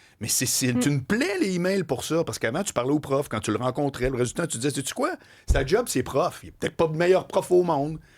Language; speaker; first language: French; native; French